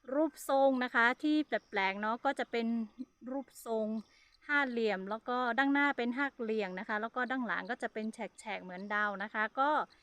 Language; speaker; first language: Thai; non-native, local second language; Hmong